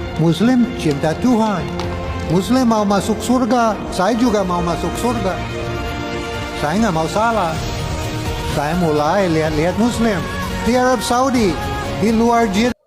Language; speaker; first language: Indonesian; non-native, fluent; English